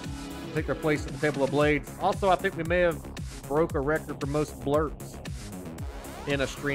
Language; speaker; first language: English; native; English